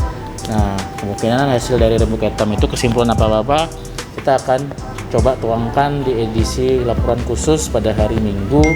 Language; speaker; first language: Indonesian; native; Indonesian